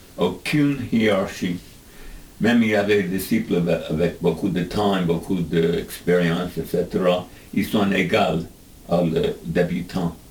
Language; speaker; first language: French; non-native, fluent; English